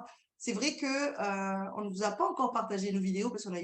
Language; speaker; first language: French; native; French